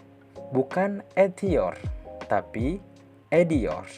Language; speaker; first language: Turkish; non-native, fluent; Indonesian